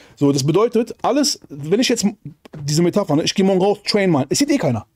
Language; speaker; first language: German; native; German